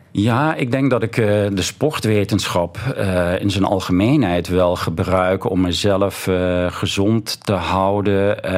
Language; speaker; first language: Dutch; native; Dutch